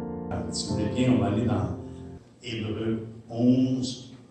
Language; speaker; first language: French; native; French